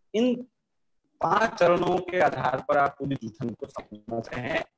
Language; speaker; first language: Hindi; native; Hindi